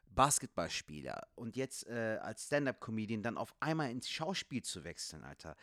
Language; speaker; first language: German; native; German